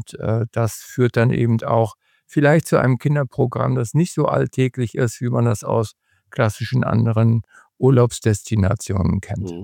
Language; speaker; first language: German; native; German